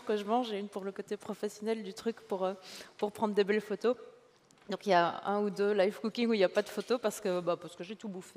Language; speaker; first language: French; native; French